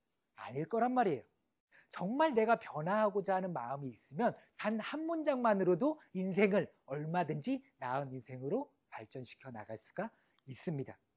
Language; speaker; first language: Korean; native; Korean